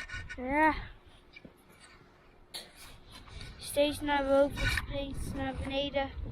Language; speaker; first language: Dutch; early bilingual, other home language; Uyghur